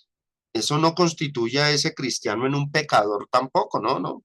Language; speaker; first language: Spanish; native; Spanish